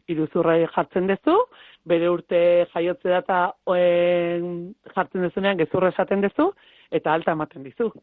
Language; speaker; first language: Basque; native; Basque